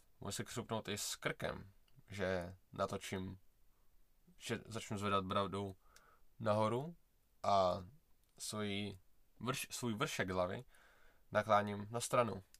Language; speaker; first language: Czech; early bilingual, other home language; Russian